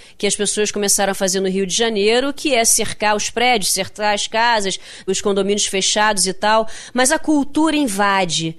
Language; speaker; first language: Portuguese; native; Portuguese